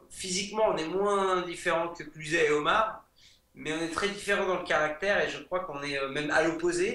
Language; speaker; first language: French; native; French